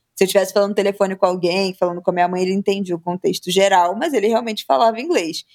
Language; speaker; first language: Portuguese; native; Portuguese